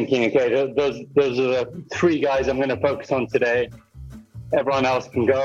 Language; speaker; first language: English; native; English